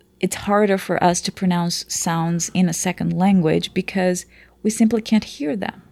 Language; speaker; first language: English; non-native, fluent; Portuguese